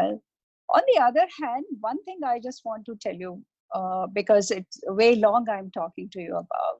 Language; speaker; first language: English; non-native, local second language; Hindi